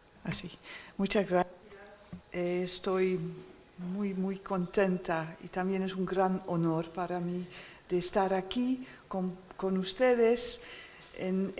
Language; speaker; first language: Spanish; non-native, learner; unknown